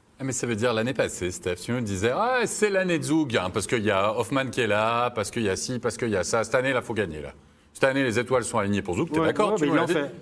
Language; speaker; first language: French; native; French